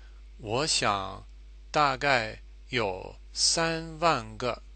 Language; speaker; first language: Chinese; non-native, fluent; English